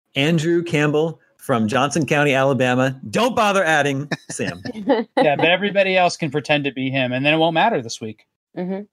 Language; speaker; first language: English; native; English